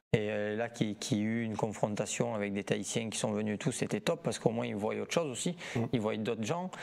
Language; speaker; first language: French; native; French